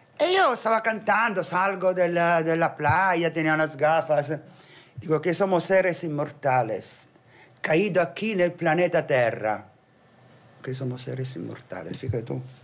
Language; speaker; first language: Spanish; non-native, fluent; Italian